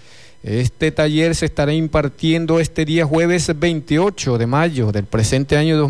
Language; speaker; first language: Spanish; native; Spanish